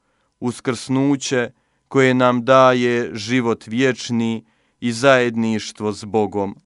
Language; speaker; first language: Croatian; native; Croatian